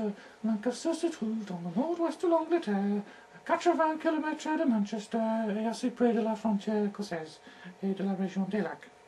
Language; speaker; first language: French; non-native, learner; English